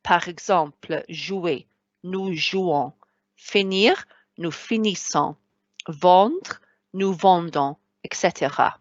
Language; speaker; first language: French; non-native, fluent; Welsh